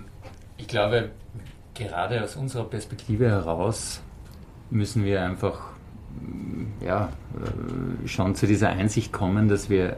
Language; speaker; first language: German; native; German